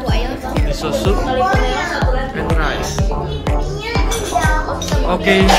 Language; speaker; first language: English; non-native, learner; Indonesian